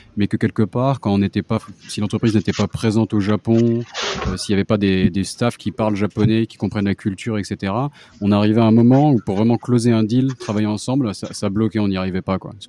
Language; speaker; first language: French; native; French